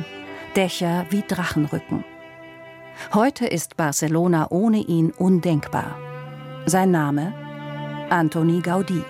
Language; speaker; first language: German; native; German